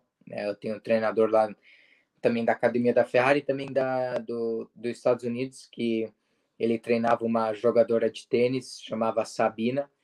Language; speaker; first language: Portuguese; early bilingual, heritage; Portuguese